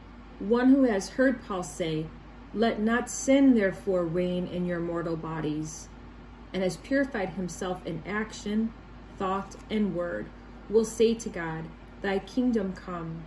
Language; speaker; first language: English; native; English